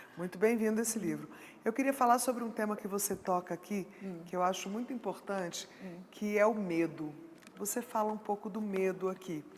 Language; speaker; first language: Portuguese; native; Portuguese